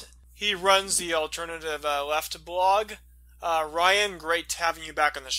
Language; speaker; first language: English; native; English